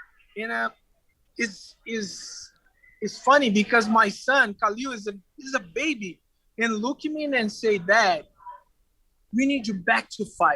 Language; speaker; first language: English; non-native, learner; Portuguese